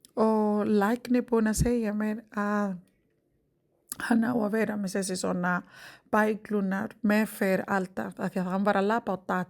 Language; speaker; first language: Icelandic; non-native, learner; Spanish